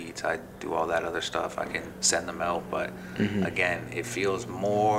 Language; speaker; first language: English; native; English